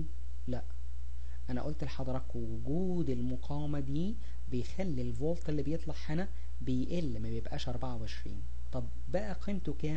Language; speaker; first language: Arabic; native; Arabic